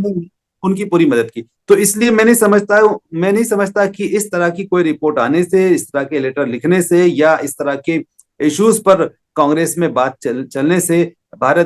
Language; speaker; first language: Hindi; native; Hindi